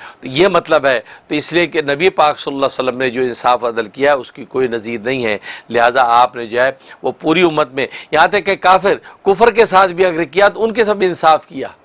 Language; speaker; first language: Urdu; native; Urdu